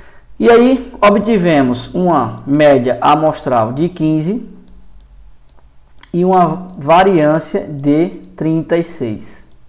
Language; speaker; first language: Portuguese; native; Portuguese